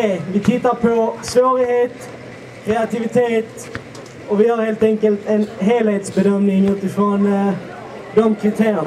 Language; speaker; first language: Swedish; native; Swedish